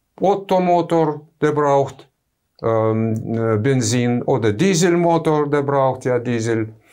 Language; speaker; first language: German; non-native, fluent; Russian